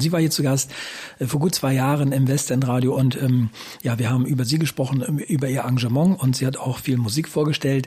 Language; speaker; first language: German; native; German